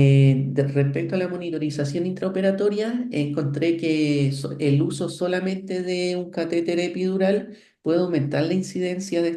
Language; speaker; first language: Spanish; native; Spanish